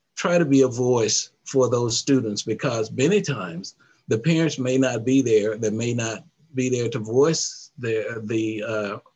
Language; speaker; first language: English; native; English